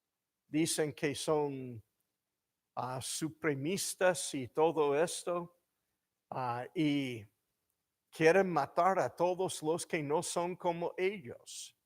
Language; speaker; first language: Spanish; non-native, fluent; English